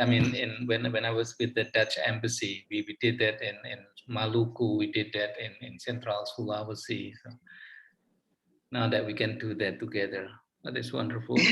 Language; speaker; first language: English; non-native, fluent; Indonesian